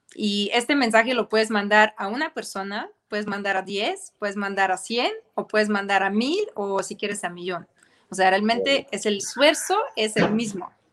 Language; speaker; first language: Spanish; non-native, fluent; Ukrainian